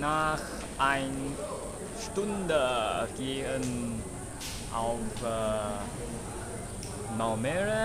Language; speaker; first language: German; non-native, learner; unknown